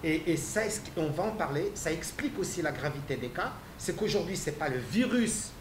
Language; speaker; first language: French; non-native, local second language; Arabic